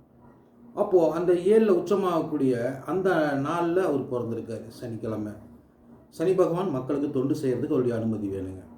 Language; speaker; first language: Tamil; native; Tamil